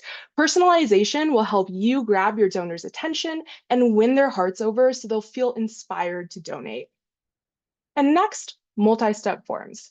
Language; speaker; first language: English; native; English